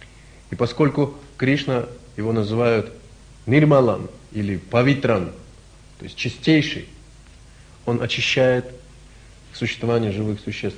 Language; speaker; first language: Russian; native; Russian